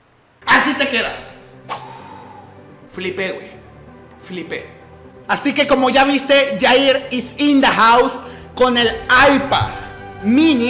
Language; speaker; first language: Spanish; native; Spanish